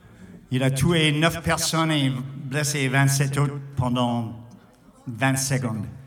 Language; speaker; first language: French; non-native, fluent; English